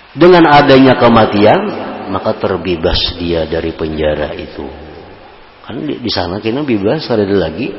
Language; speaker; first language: Indonesian; non-native, local second language; Banjar